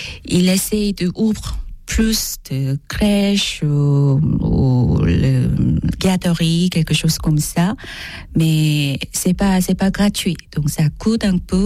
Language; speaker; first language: French; non-native, learner; Korean